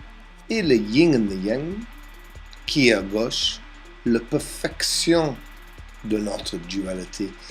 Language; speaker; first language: French; non-native, fluent; English